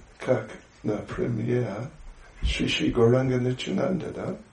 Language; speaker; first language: Russian; non-native, learner; English